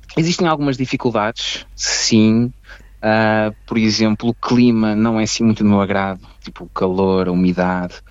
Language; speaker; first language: Portuguese; native; Portuguese